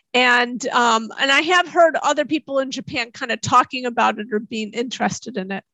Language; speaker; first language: English; native; English